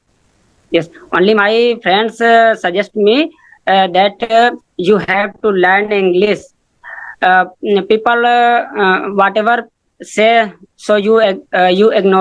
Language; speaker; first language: English; non-native, learner; Hindi